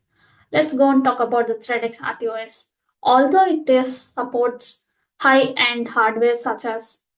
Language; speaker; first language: English; non-native, local second language; Telugu